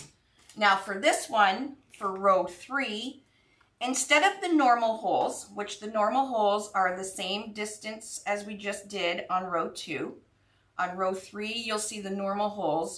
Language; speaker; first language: English; native; English